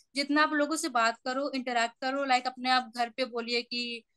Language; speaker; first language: Hindi; native; Hindi